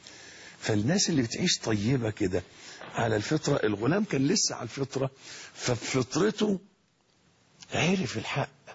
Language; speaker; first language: Arabic; native; Arabic